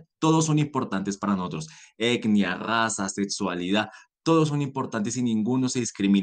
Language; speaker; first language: Spanish; native; Spanish